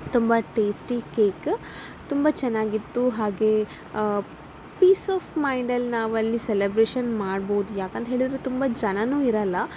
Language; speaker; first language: Kannada; non-native, local second language; Tulu